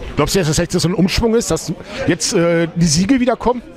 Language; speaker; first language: German; native; German